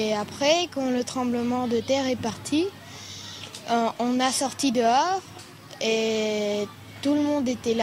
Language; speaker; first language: French; non-native, fluent; Spanish